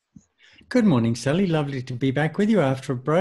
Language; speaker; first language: English; native; English